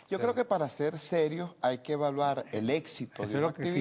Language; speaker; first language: Spanish; native; Spanish